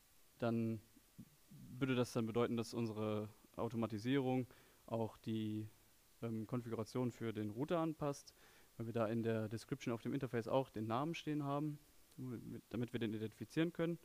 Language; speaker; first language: German; native; German